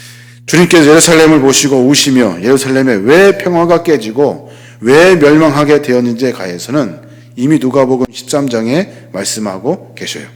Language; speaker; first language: Korean; native; Korean